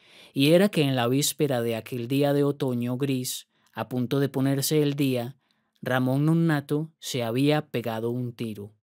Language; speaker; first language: Spanish; native; Spanish